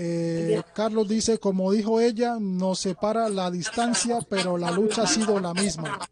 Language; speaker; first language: Spanish; native; Spanish